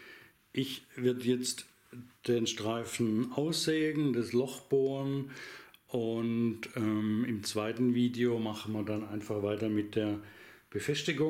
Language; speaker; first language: German; native; German